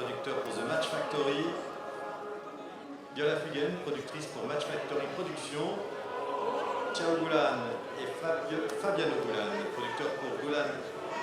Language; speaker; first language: French; native; French